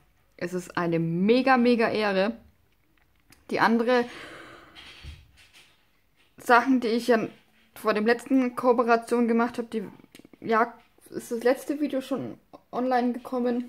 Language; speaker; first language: German; non-native, fluent; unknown